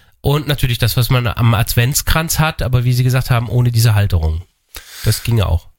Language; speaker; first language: German; native; German